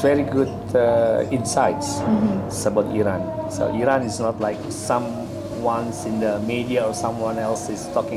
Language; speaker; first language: English; non-native, learner; Indonesian